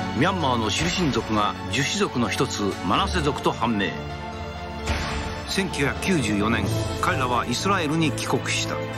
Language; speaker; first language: Japanese; native; Japanese